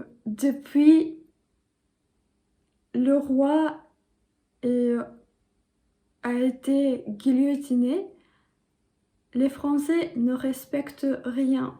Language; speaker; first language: French; non-native, learner; English